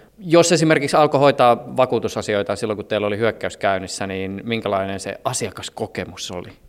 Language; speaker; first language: Finnish; native; Finnish